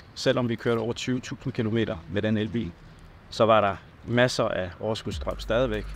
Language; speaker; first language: Danish; non-native, fluent; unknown